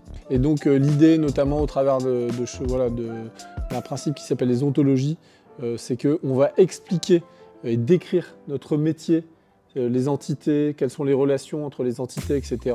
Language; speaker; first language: French; native; French